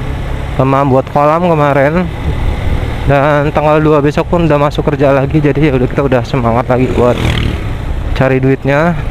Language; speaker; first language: Indonesian; native; Indonesian